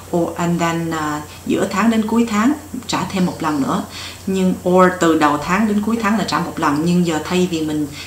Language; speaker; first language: Vietnamese; early bilingual, heritage; Vietnamese